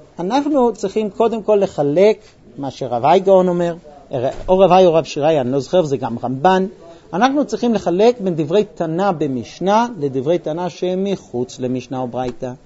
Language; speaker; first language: Hebrew; non-native, fluent; English